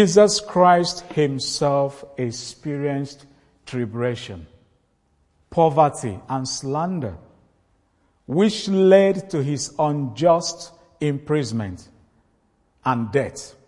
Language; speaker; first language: English; non-native, local second language; Igbo